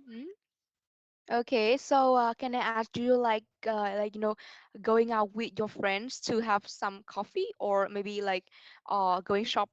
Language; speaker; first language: English; non-native, fluent; Vietnamese